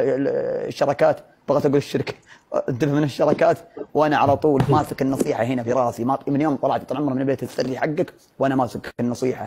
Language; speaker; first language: Arabic; native; Arabic